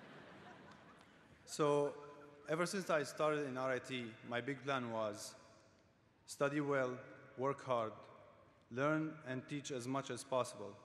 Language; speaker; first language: English; non-native, fluent; Arabic